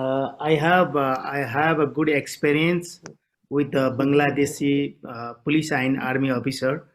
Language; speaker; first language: English; non-native, local second language; Nepali